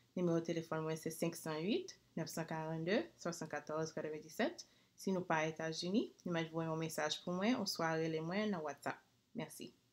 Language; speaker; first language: Haitian Creole; early bilingual, heritage; English